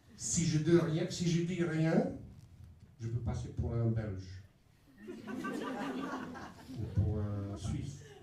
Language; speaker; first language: French; non-native, fluent; Bosnian